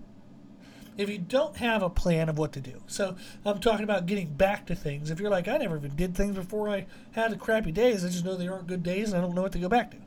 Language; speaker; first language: English; native; English